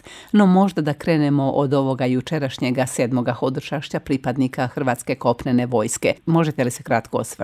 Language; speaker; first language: Croatian; native; Croatian